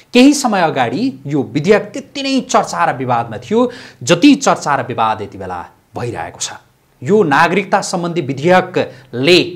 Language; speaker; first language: Nepali; native; Nepali